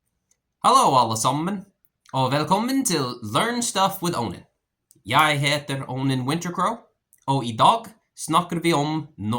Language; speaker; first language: Norwegian; non-native, learner; English